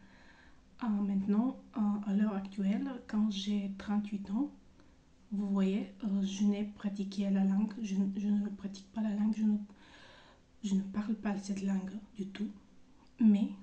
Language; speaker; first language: French; non-native, fluent; Bulgarian